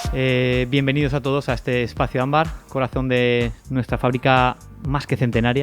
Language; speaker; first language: Spanish; native; Spanish